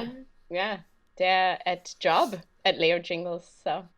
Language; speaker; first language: Danish; non-native, learner; English